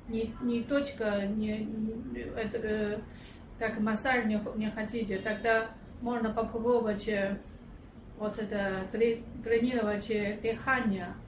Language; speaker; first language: Russian; non-native, fluent; Chinese